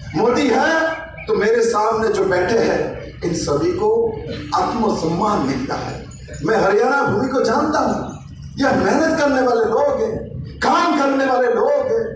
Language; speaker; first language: Hindi; non-native, local second language; Bangla